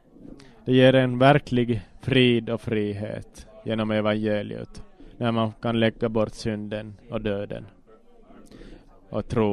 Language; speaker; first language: Swedish; non-native, local second language; Finnish